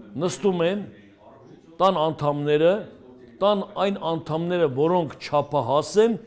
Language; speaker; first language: Armenian; non-native, local second language; Kurdish